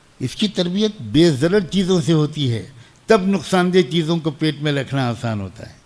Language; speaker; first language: Urdu; native; Urdu